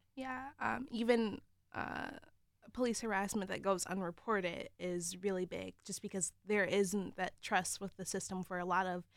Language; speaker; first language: English; native; English